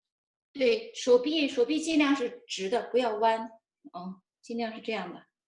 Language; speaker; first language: Chinese; native; Chinese